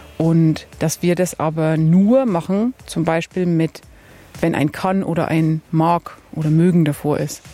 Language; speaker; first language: German; native; German